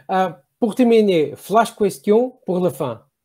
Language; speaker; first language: French; non-native, learner; Portuguese